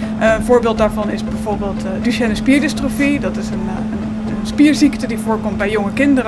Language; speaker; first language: Dutch; native; Dutch